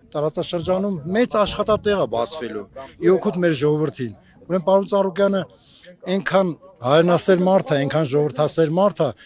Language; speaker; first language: Armenian; native; Armenian